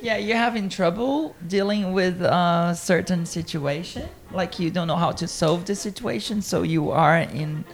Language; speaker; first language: English; non-native, fluent; Portuguese